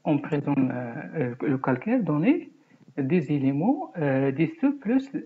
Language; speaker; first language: French; non-native, local second language; Arabic